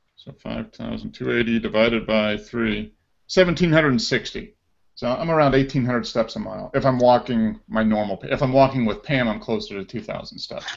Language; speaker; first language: English; native; English